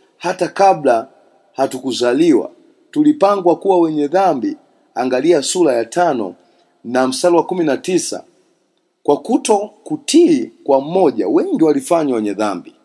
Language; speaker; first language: Swahili; non-native, local second language; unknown